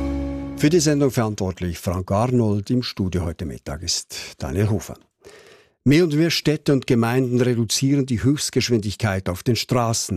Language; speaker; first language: German; native; German